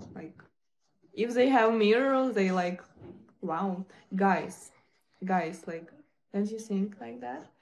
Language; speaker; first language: English; non-native, learner; Ukrainian